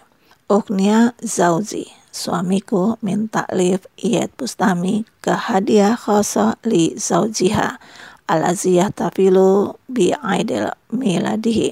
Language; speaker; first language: Arabic; non-native, fluent; Indonesian